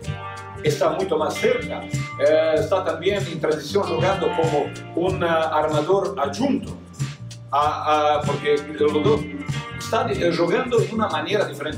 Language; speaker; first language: Spanish; non-native, fluent; Croatian